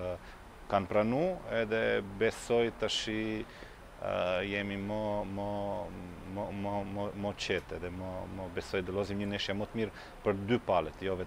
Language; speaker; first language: Albanian; non-native, fluent; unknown